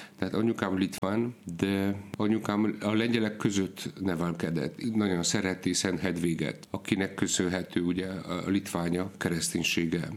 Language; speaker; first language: Hungarian; non-native, fluent; Polish